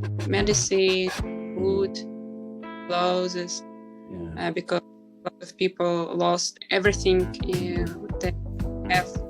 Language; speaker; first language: English; non-native, learner; Ukrainian